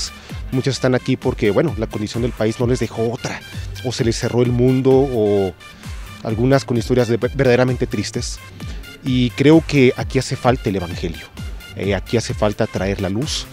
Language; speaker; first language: Spanish; native; Spanish